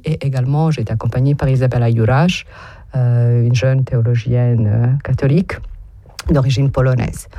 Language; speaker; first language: French; non-native, fluent; Serbian